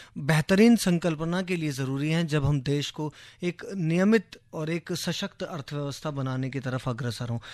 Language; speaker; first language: Hindi; native; Hindi